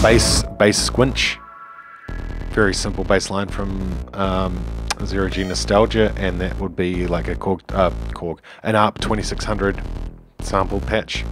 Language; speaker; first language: English; native; English